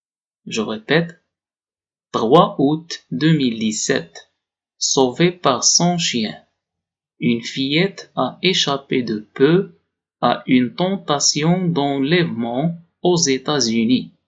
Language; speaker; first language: French; non-native, local second language; Arabic